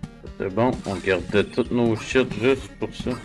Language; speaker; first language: French; native; French